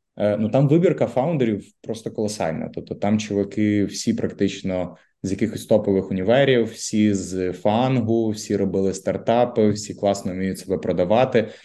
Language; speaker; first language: Ukrainian; native; Ukrainian